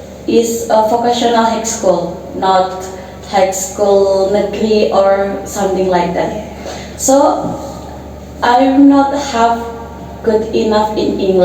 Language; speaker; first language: English; non-native, learner; Indonesian